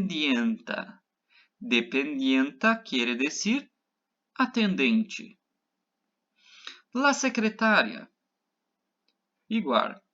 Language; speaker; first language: Spanish; non-native, fluent; Portuguese